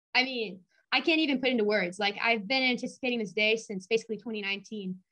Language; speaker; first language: English; native; English